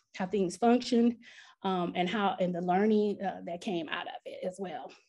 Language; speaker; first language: English; native; English